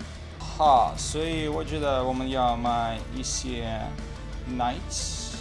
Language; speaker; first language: Chinese; non-native, learner; Russian